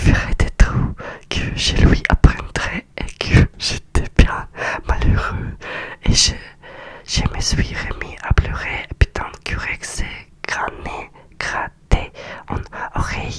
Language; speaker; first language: French; non-native, learner; Russian